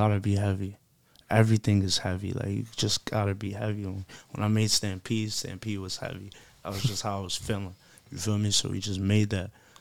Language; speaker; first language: English; native; English